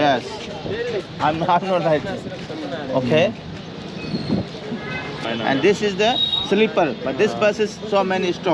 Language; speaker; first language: English; non-native, learner; Hindi